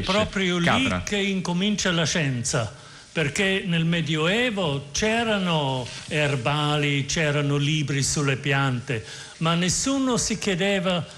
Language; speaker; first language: Italian; non-native, fluent; German